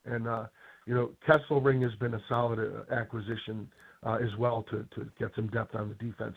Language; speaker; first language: English; native; English